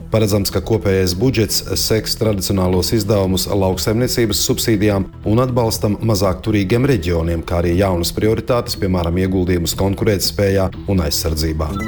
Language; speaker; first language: Latvian; non-native, local second language; Russian